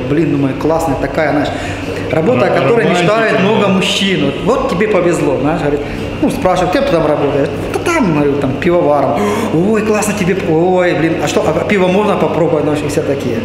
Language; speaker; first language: Russian; native; Russian